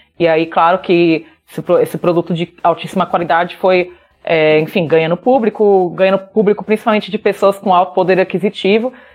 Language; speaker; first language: Portuguese; native; Portuguese